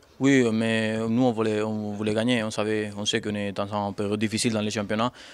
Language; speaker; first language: French; non-native, fluent; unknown